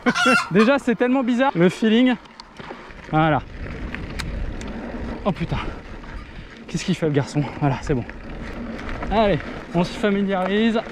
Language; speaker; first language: French; native; French